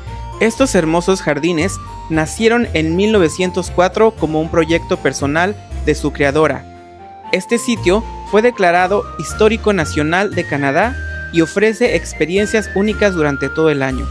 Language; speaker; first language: Spanish; native; Spanish